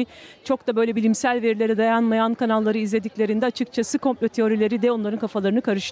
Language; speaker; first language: Turkish; native; Turkish